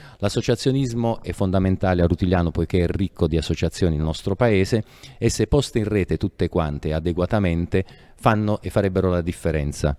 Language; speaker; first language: Italian; native; Italian